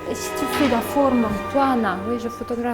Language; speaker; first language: French; non-native, fluent; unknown